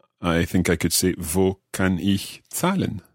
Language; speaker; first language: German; non-native, learner; English